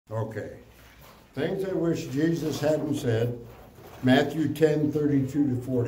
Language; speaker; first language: English; native; English